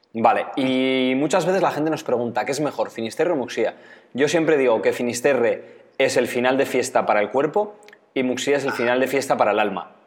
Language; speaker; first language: Spanish; native; Spanish